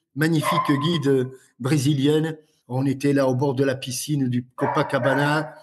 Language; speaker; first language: French; native; French